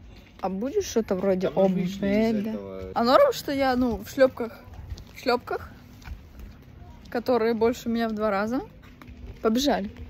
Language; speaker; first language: Russian; native; Russian